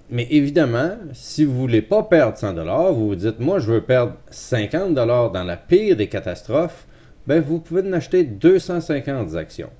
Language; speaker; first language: French; native; French